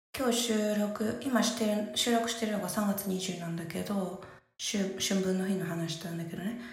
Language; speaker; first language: Japanese; native; Japanese